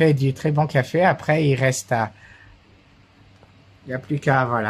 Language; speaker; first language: French; native; French